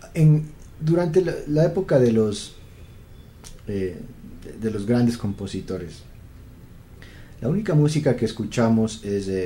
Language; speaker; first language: Spanish; native; Spanish